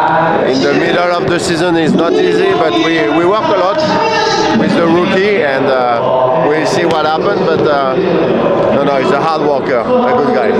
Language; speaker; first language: English; non-native, fluent; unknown